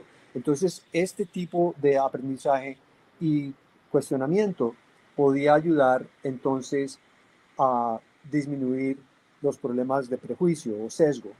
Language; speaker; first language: Spanish; native; Spanish